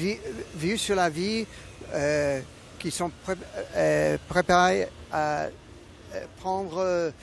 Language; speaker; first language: French; non-native, fluent; English